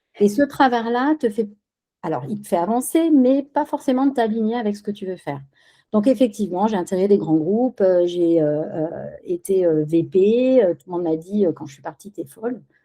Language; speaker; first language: French; early bilingual, other home language; Spanish